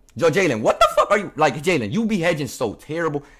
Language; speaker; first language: English; native; English